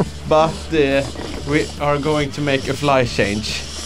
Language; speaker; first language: English; non-native, fluent; Swedish